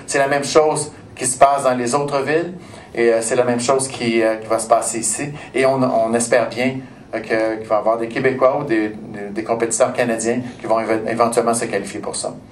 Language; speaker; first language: French; native; French